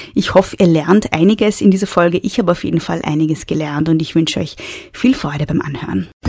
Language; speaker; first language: German; native; German